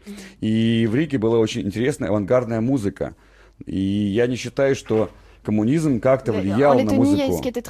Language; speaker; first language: Russian; native; Russian